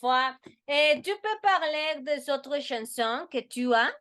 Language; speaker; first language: French; non-native, learner; Spanish